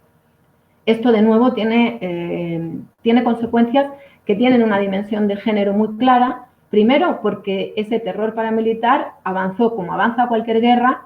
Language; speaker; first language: Spanish; native; Spanish